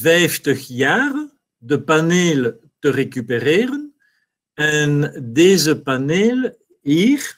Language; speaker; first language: Dutch; non-native, learner; French